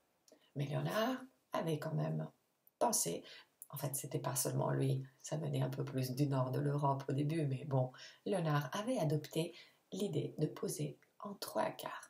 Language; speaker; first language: French; non-native, fluent; Italian